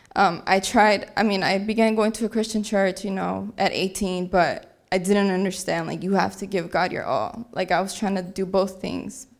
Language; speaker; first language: English; native; English